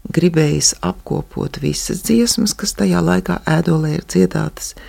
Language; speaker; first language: Latvian; native; Latvian